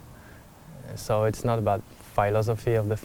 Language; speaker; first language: English; non-native, fluent; French